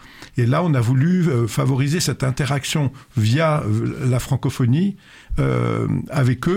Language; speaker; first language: French; native; French